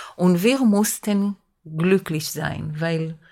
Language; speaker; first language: German; non-native, fluent; Hebrew